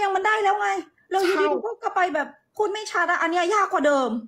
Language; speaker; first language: Thai; non-native, fluent; Korean